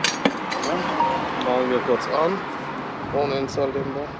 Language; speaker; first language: German; non-native, learner; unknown